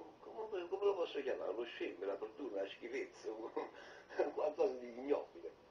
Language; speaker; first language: Italian; native; Italian